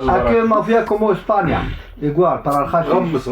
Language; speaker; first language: Spanish; non-native, learner; Arabic